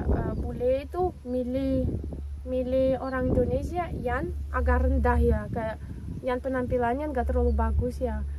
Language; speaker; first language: Indonesian; non-native, fluent; Russian